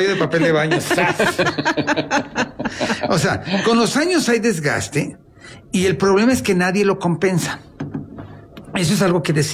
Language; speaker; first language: Spanish; native; Spanish